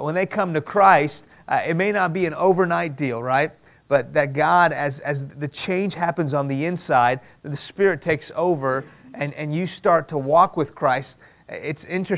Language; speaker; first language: English; early bilingual, other home language; Persian